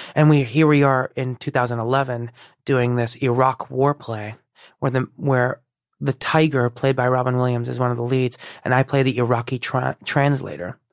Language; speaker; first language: English; early bilingual, other home language; Persian